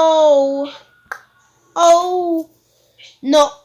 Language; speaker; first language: French; native; French